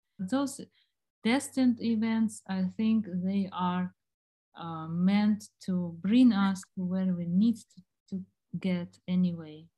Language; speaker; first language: English; non-native, fluent; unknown